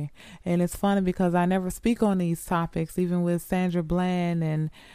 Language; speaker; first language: English; native; English